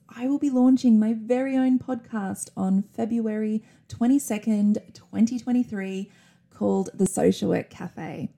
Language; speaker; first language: English; native; English